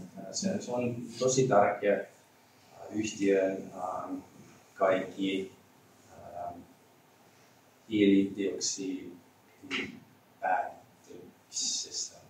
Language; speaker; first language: Finnish; non-native, learner; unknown